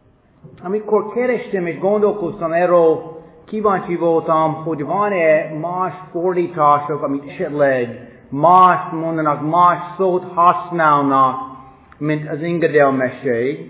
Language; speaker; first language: Hungarian; non-native, fluent; English